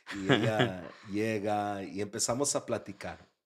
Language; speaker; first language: Spanish; early bilingual, heritage; Spanish